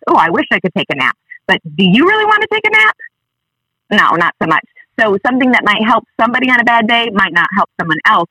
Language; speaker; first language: English; native; English